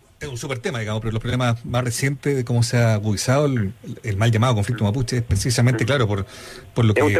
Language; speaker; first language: Spanish; native; Spanish